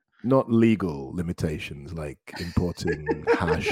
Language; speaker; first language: English; native; English